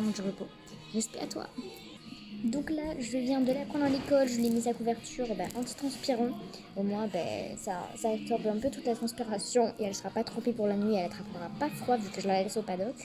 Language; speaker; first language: French; native; French